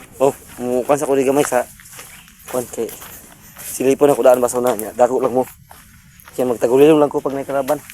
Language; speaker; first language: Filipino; non-native, local second language; Cebuano